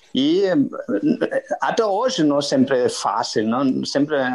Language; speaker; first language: Portuguese; non-native, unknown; German